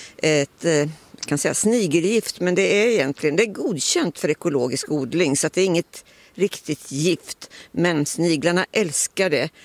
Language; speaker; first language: Swedish; native; Swedish